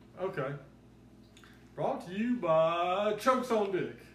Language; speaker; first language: English; native; English